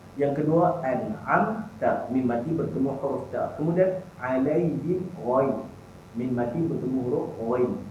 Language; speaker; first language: Malay; native; Malay